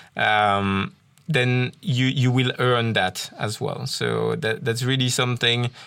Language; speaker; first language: English; non-native, fluent; French